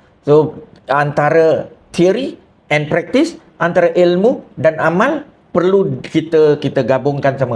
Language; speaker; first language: Malay; native; Malay